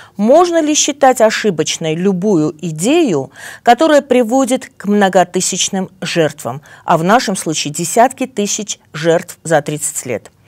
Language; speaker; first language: Russian; non-native, local second language; Armenian